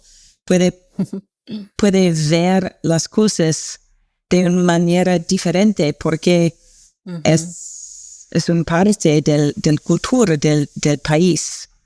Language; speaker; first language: Spanish; non-native, learner; English